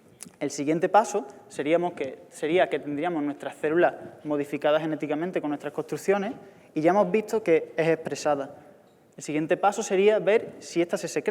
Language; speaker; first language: Spanish; native; Spanish